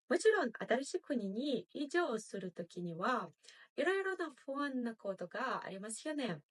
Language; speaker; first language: Japanese; non-native, fluent; Ukrainian